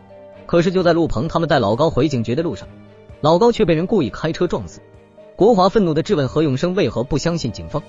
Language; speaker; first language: Chinese; native; Chinese